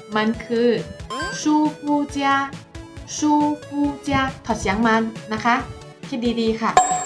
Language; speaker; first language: Thai; non-native, fluent; Chinese